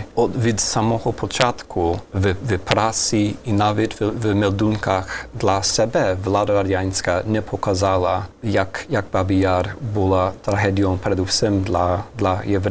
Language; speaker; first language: Ukrainian; non-native, fluent; German